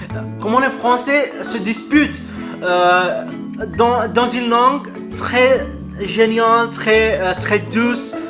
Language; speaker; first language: French; non-native, learner; Urdu